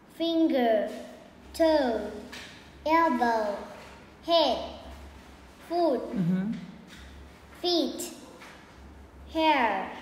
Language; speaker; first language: English; non-native, learner; Vietnamese